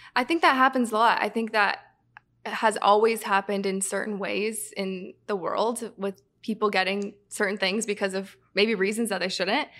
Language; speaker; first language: English; native; English